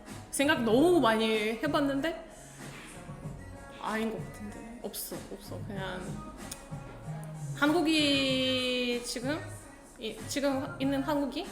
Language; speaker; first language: Korean; non-native, fluent; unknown